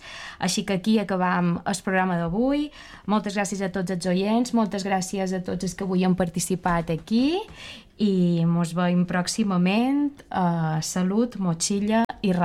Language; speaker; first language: Catalan; native; Catalan